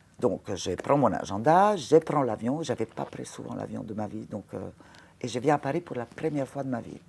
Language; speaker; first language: French; non-native, fluent; Italian